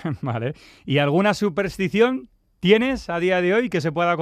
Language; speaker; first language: Spanish; native; Spanish